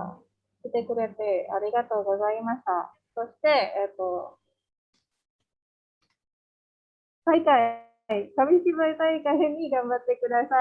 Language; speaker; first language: Japanese; non-native, learner; Indonesian